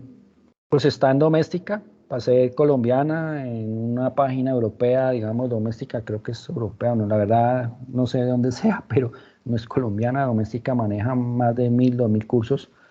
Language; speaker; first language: Spanish; native; Spanish